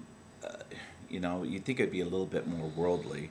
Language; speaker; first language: English; native; English